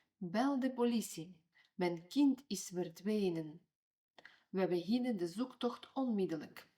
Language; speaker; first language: Dutch; non-native, fluent; Ukrainian